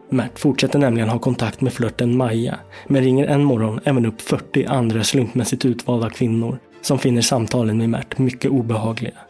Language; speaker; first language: Swedish; native; Swedish